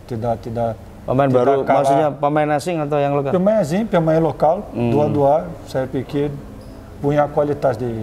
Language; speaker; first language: Indonesian; non-native, fluent; Portuguese